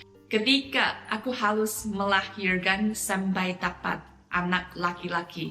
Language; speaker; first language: Indonesian; non-native, fluent; Chinese